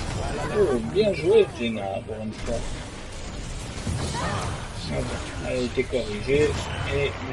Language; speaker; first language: French; native; French